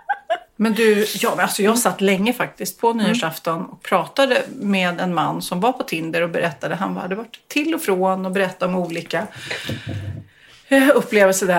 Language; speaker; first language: Swedish; native; Swedish